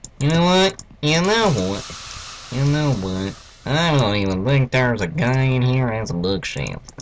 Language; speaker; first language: English; native; English